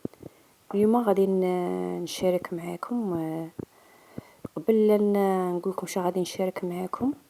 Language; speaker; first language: Arabic; native; Arabic